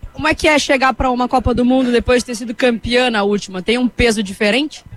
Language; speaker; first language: Portuguese; native; Portuguese